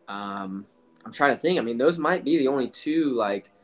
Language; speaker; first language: English; native; English